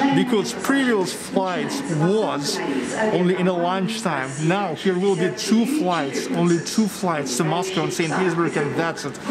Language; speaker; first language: English; non-native, fluent; Russian